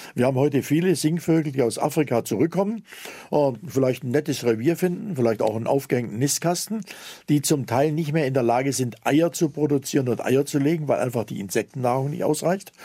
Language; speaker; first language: German; native; German